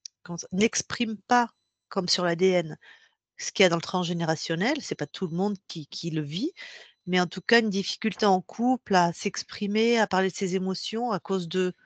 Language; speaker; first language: French; native; French